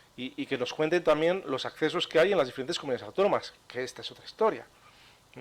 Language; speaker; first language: Spanish; native; Spanish